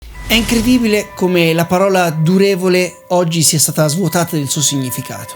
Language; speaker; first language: Italian; native; Italian